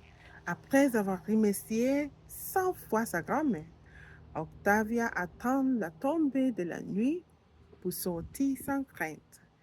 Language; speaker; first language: French; non-native, learner; English